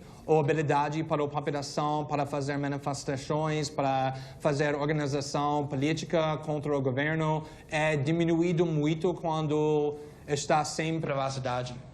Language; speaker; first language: Portuguese; non-native, fluent; English